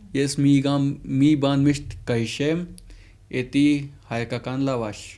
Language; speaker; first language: Armenian; non-native, fluent; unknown